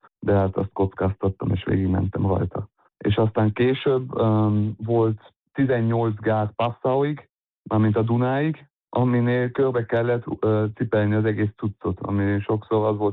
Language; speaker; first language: Hungarian; early bilingual, heritage; Hungarian